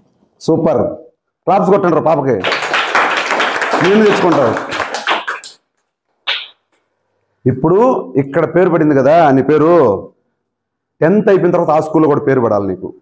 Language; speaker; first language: Telugu; native; Telugu